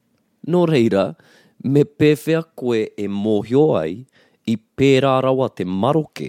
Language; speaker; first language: Māori; non-native, local second language; English